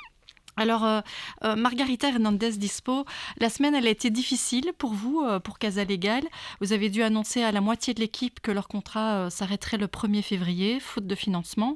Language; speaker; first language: French; native; French